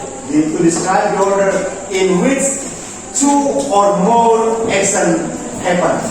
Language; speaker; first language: English; non-native, learner; Indonesian